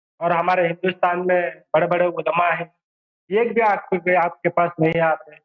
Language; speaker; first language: Urdu; non-native, local second language; Tamil